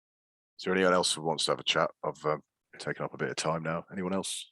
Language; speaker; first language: English; native; English